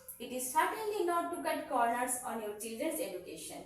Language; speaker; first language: English; non-native, local second language; Bangla